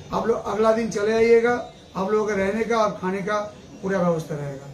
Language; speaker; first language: Hindi; non-native, local second language; Bangla